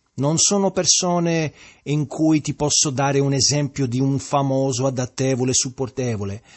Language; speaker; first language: Italian; early bilingual, heritage; Italian